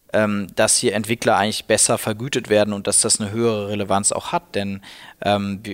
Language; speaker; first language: German; native; German